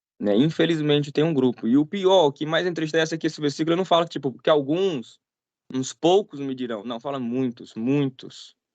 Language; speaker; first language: Portuguese; native; Portuguese